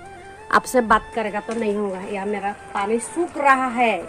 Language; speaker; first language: Hindi; non-native, local second language; Chakma